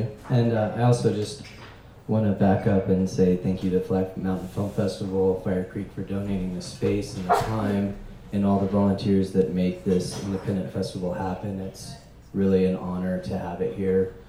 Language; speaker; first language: English; native; English